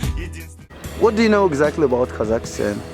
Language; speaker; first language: English; non-native, learner; Kazakh